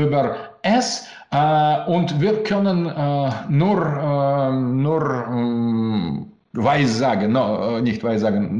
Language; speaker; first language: German; non-native, learner; Russian